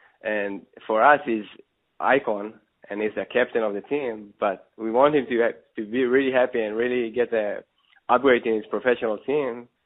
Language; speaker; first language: English; non-native, fluent; Hebrew